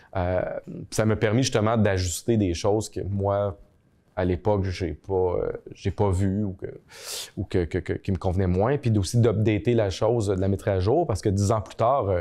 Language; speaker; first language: French; native; French